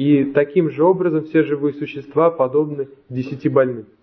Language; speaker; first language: Russian; native; Russian